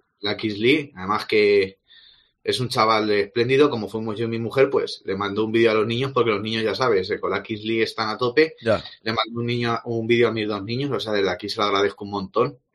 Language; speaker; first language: Spanish; native; Spanish